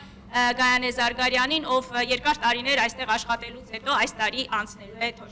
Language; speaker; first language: Armenian; native; Armenian